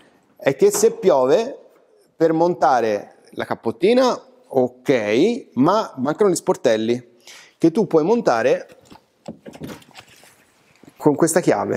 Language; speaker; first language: Italian; native; Italian